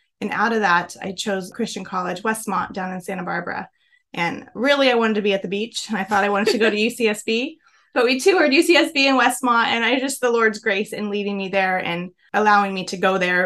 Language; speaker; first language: English; native; English